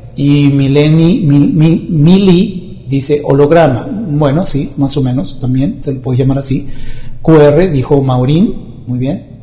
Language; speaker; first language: Spanish; native; Spanish